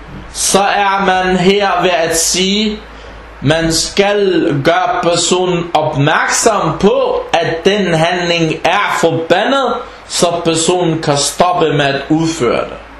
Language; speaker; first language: Danish; early bilingual, other home language; Arabic